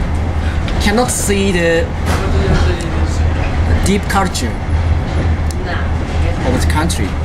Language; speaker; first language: English; non-native, learner; Japanese